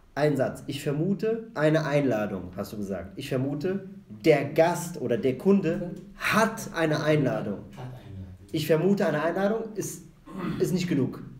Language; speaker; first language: German; non-native, fluent; Arabic